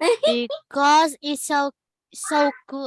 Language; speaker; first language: English; non-native, learner; Indonesian